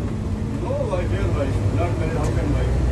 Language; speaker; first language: English; non-native, learner; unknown